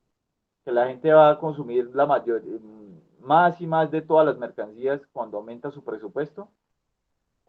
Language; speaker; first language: Spanish; native; Spanish